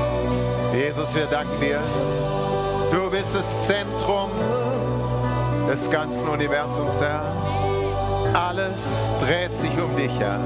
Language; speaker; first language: German; native; German